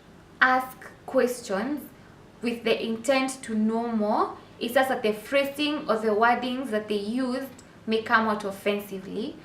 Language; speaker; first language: English; non-native, local second language; Swahili